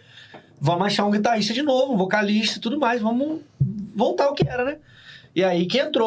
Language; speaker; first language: Portuguese; native; Portuguese